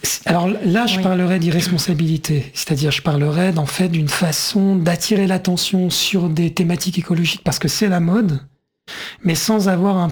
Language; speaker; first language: French; native; French